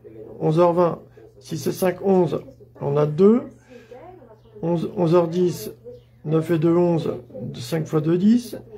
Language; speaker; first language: French; native; French